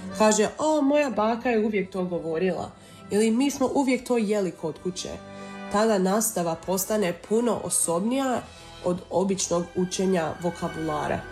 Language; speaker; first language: Serbian; early bilingual, heritage; Croatian